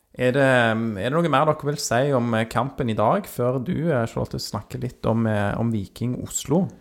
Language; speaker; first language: Norwegian; native; Norwegian